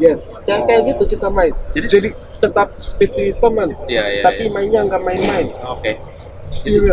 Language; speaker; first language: Indonesian; non-native, fluent; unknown